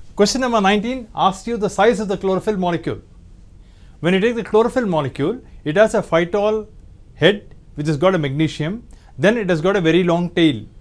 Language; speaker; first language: English; non-native, local second language; Tamil